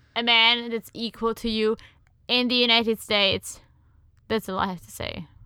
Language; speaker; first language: English; non-native, fluent; Czech